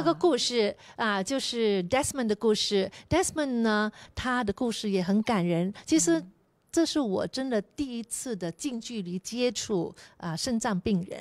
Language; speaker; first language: Chinese; native; Chinese